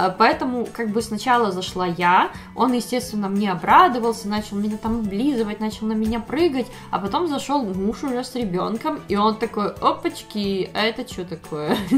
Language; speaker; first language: Russian; native; Russian